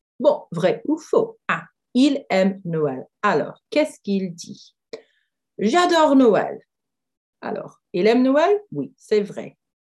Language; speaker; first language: French; non-native, fluent; English